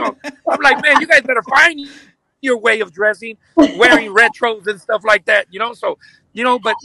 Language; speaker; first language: English; early bilingual, other home language; Spanish